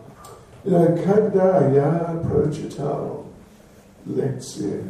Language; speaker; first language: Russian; non-native, learner; English